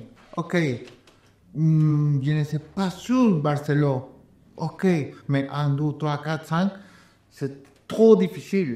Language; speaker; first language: French; non-native, learner; Spanish